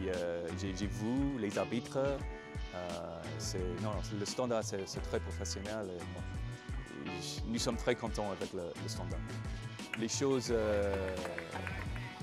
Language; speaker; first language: French; non-native, fluent; English